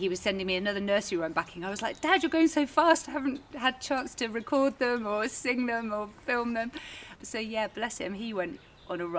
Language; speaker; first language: English; native; English